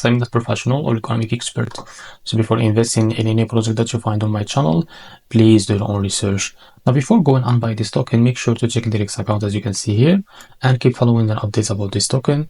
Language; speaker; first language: English; non-native, fluent; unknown